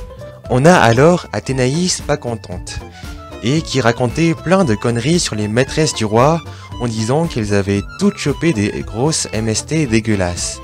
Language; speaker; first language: French; native; French